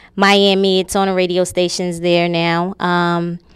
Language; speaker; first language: English; native; English